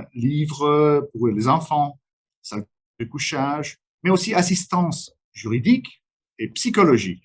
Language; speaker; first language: French; non-native, fluent; Romanian